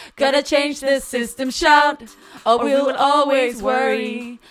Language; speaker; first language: English; non-native, fluent; Danish